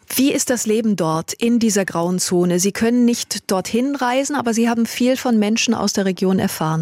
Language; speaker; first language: German; native; German